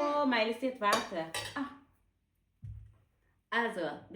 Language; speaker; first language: German; non-native, learner; French